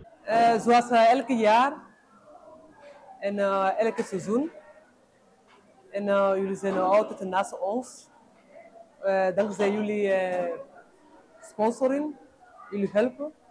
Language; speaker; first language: Dutch; non-native, learner; French